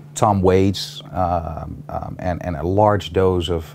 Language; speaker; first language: English; non-native, fluent; Dutch